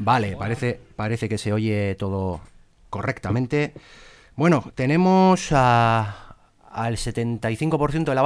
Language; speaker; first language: Spanish; native; Spanish